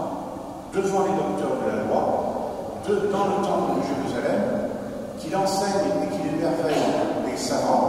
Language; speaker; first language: French; native; French